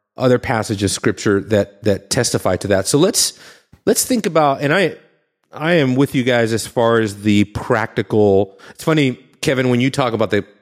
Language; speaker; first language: English; native; English